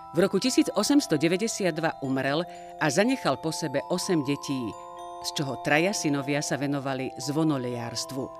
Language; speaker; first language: Slovak; native; Slovak